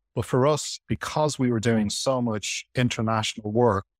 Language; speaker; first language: English; native; English